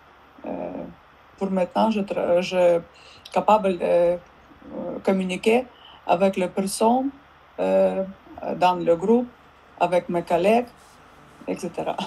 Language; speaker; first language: French; non-native, learner; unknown